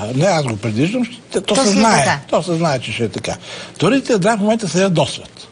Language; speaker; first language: Bulgarian; native; Bulgarian